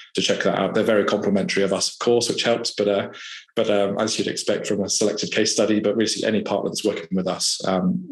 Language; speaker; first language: English; native; English